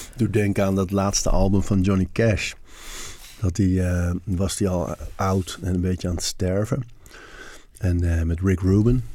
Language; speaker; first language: Dutch; native; Dutch